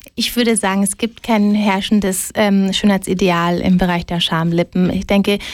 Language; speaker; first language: German; early bilingual, other home language; Greek